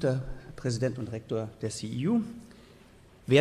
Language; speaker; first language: German; native; German